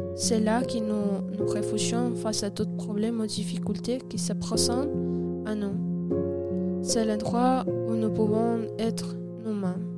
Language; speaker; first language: French; non-native, learner; Spanish